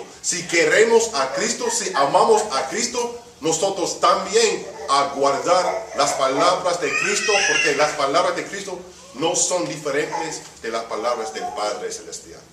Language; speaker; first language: Spanish; early bilingual, heritage; Spanish